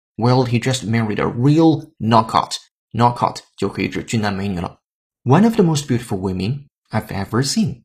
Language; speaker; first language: English; non-native, fluent; Chinese